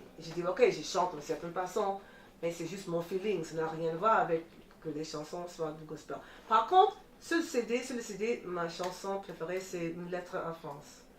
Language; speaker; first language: French; non-native, fluent; English